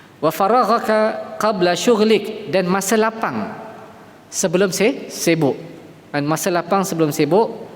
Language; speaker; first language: Malay; native; Malay